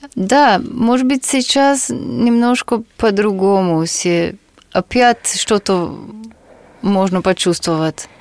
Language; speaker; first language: Russian; non-native, fluent; Slovenian